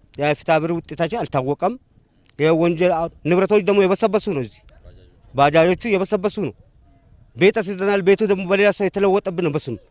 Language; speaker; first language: Amharic; non-native, local second language; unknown